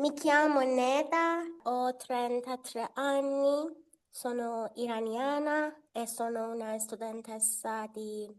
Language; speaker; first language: Italian; non-native, fluent; Persian